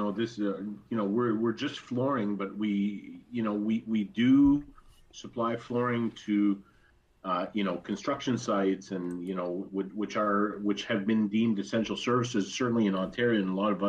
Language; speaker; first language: English; native; English